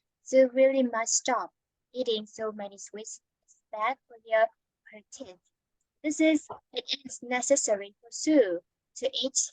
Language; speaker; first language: English; non-native, fluent; Vietnamese